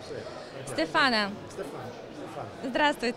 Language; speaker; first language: Russian; native; Russian